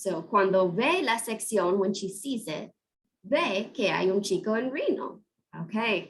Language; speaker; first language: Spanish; non-native, fluent; English